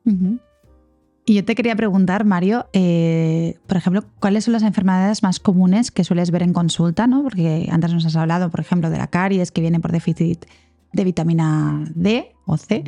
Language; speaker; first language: Spanish; native; Spanish